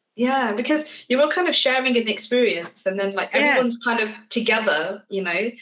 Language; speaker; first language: English; native; English